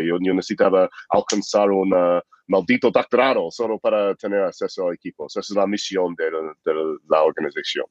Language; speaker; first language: Spanish; non-native, fluent; English